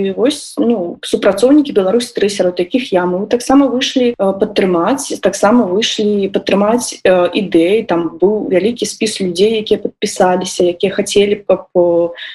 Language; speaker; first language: Belarusian; native; Belarusian